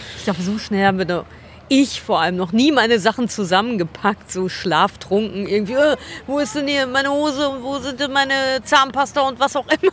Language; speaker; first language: German; native; German